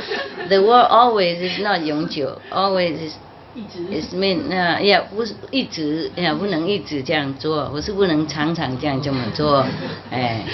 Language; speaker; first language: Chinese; non-native, fluent; Vietnamese